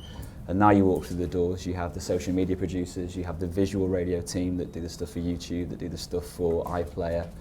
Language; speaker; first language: English; native; English